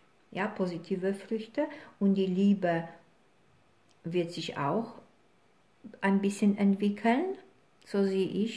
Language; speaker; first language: German; non-native, fluent; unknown